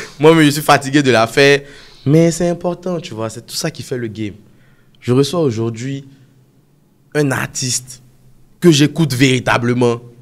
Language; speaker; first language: French; native; French